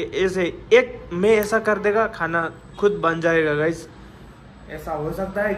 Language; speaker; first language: Hindi; non-native, local second language; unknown